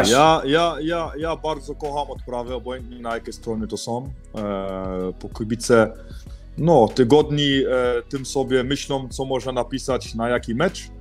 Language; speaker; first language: Polish; early bilingual, heritage; Polish